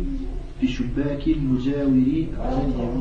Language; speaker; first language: Arabic; non-native, learner; French